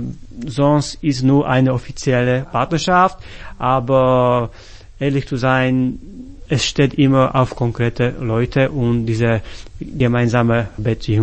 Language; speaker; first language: German; non-native, fluent; Slovak